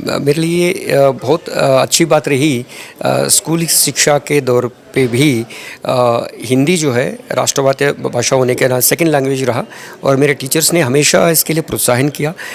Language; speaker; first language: Hindi; non-native, local second language; Telugu